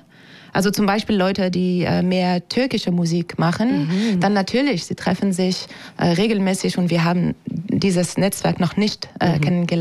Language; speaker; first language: German; non-native, fluent; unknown